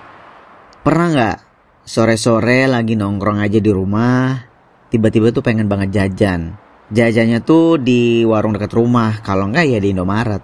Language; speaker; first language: Indonesian; native; Indonesian